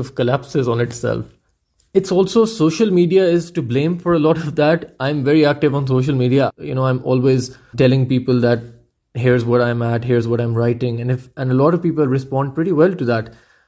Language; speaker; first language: English; non-native, local second language; Urdu